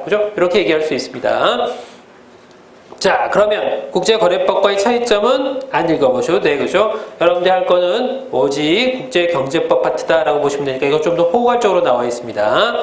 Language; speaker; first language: Korean; native; Korean